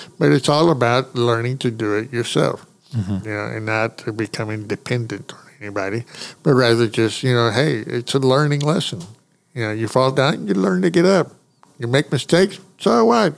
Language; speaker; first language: English; early bilingual, other home language; Spanish